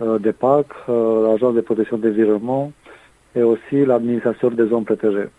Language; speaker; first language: French; non-native, fluent; Romanian